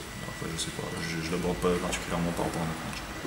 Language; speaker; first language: French; native; French